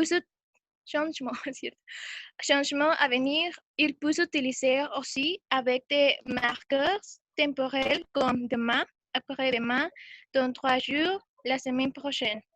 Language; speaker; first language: French; non-native, learner; Spanish